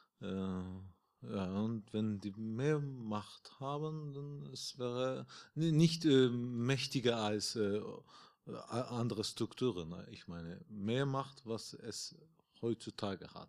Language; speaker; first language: German; non-native, learner; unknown